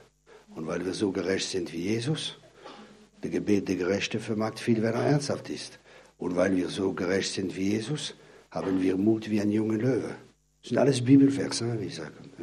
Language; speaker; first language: German; non-native, fluent; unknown